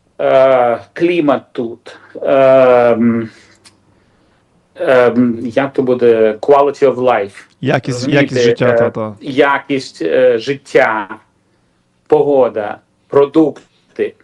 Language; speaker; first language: Ukrainian; non-native, local second language; Russian